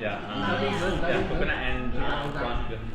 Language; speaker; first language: English; non-native, local second language; Malay